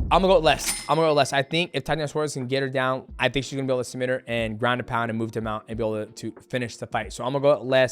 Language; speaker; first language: English; native; English